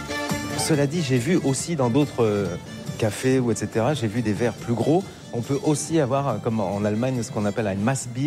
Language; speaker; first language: French; native; French